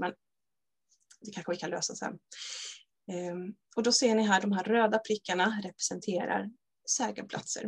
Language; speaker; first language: Swedish; native; Swedish